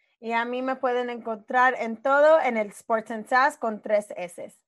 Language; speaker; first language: Spanish; early bilingual, other home language; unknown